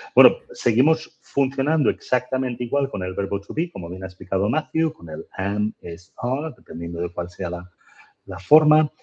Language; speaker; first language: Spanish; native; Spanish